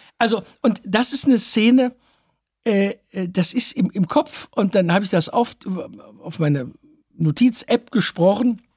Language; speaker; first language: German; native; German